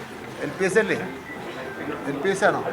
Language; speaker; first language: Malayalam; native; Malayalam